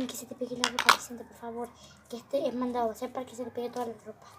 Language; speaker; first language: Spanish; native; Spanish